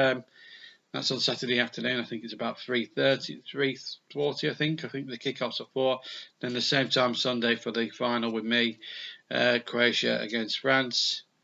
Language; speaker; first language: English; native; English